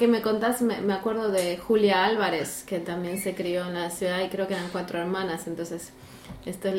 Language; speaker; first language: Spanish; native; Spanish